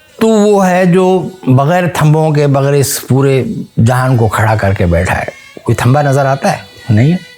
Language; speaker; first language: Urdu; non-native, local second language; Sindhi